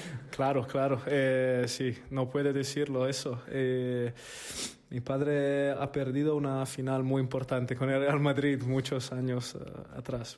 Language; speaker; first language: Spanish; non-native, learner; Italian